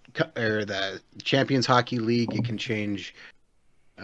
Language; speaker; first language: English; native; English